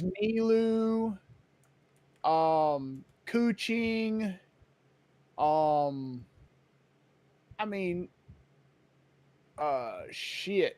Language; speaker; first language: English; native; English